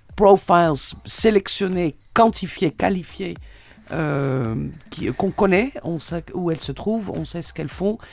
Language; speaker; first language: French; non-native, fluent; Dutch